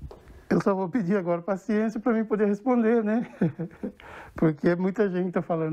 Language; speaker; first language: Portuguese; native; Portuguese